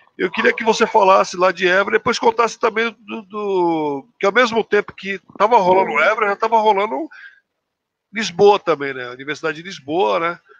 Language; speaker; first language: Portuguese; native; Portuguese